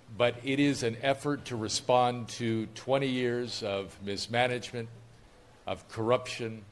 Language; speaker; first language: English; native; English